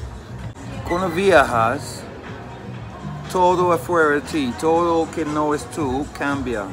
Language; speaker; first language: Spanish; non-native, learner; English